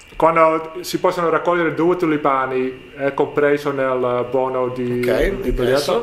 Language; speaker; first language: Italian; non-native, learner; Dutch